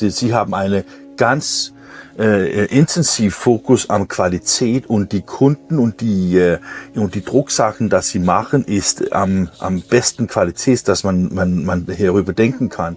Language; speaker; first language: German; non-native, learner; Danish